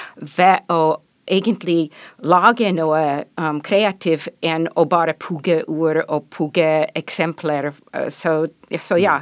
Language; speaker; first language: Norwegian; non-native, fluent; English